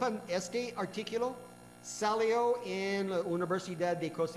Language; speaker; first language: Spanish; non-native, learner; English